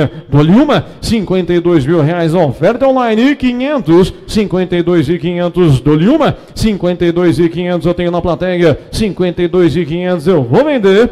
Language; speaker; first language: Portuguese; native; Portuguese